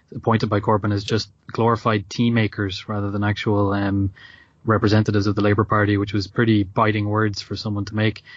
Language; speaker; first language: English; native; English